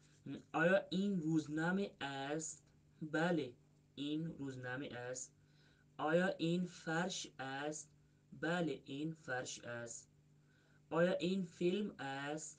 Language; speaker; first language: Persian; non-native, learner; Urdu